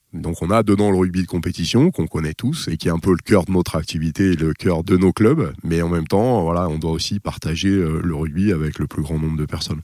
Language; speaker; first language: French; native; French